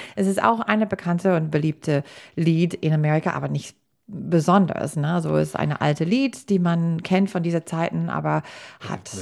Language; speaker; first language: German; non-native, fluent; English